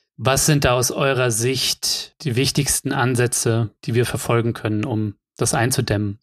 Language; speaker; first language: German; native; German